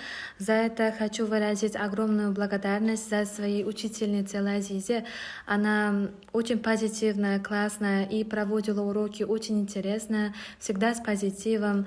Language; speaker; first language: Russian; non-native, learner; Uzbek